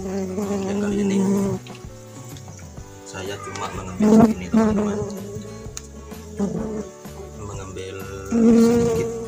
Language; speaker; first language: Indonesian; native; Indonesian